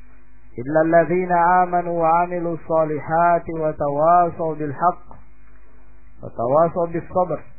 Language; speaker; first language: Arabic; non-native, fluent; Indonesian